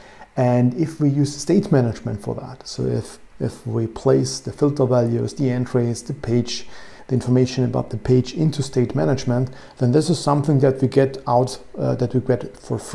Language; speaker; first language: English; non-native, fluent; German